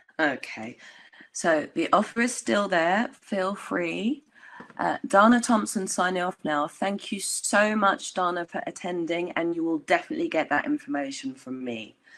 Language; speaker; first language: English; native; English